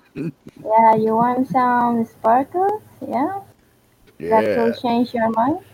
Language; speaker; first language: English; non-native, fluent; Spanish